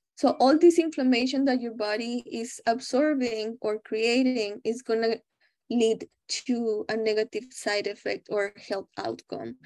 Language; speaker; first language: English; non-native, fluent; Spanish